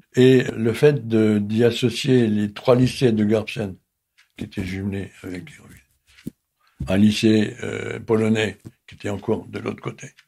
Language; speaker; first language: French; native; French